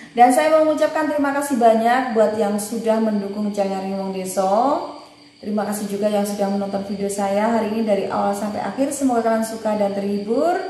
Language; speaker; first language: Indonesian; non-native, local second language; Javanese